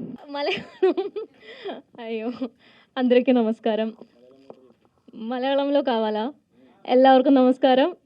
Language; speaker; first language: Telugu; non-native, local second language; Malayalam